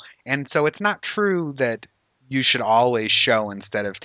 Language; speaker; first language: English; native; English